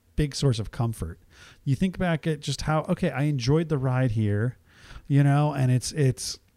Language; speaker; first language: English; native; English